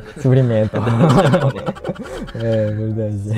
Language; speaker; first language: Portuguese; non-native, learner; Japanese